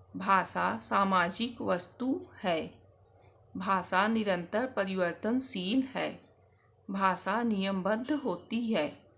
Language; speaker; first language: Hindi; native; Hindi